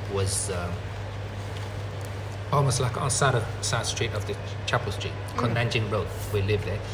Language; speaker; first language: English; non-native, learner; Chinese